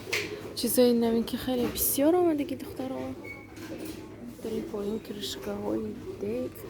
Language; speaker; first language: Russian; non-native, local second language; Tajik